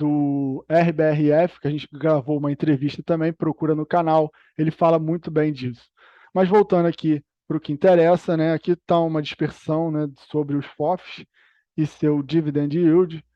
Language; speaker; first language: Portuguese; native; Portuguese